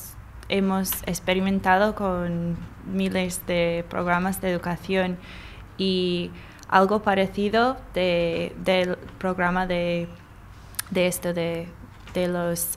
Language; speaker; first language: Spanish; non-native, learner; English